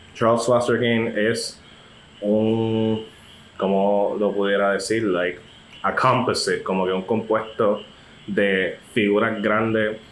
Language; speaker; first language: Spanish; native; Spanish